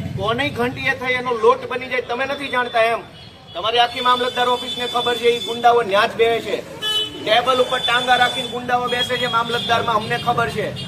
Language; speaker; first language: Gujarati; native; Gujarati